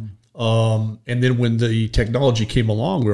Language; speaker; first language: English; native; English